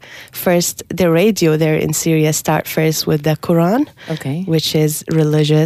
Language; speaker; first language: English; non-native, fluent; Arabic